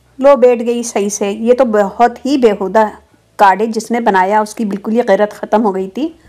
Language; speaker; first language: Urdu; native; Urdu